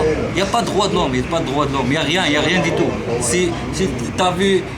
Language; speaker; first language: French; non-native, learner; Arabic